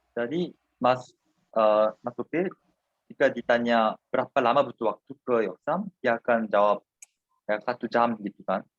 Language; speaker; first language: Indonesian; non-native, fluent; Korean